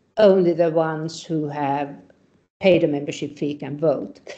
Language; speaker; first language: English; non-native, fluent; Finnish